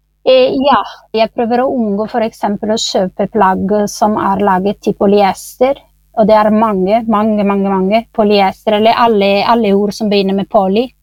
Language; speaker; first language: Norwegian; non-native, fluent; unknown